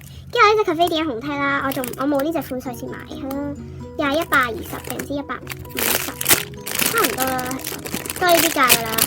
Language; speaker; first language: Cantonese; native; Cantonese